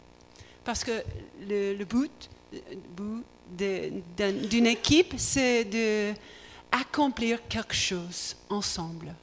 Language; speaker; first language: French; non-native, learner; English